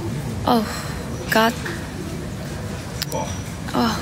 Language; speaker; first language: English; non-native, learner; Korean